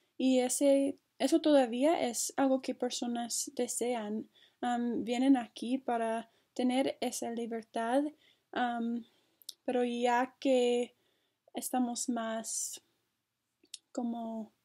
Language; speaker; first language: Spanish; non-native, fluent; English